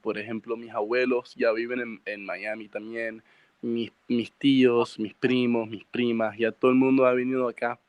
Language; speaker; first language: Spanish; early bilingual, heritage; Spanish